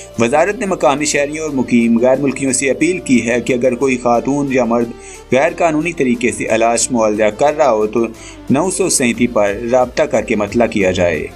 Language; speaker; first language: Urdu; native; Urdu